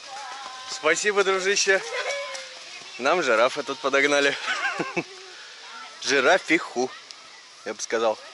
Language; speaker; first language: Russian; native; Russian